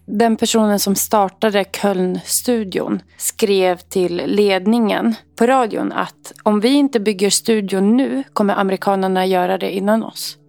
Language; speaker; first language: Swedish; early bilingual, other home language; Arabic